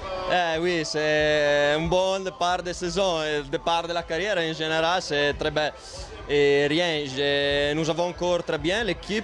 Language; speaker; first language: French; non-native, learner; Italian